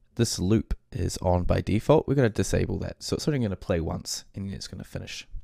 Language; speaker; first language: English; native; English